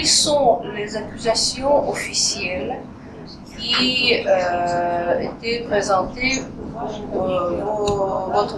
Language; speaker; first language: French; non-native, fluent; Russian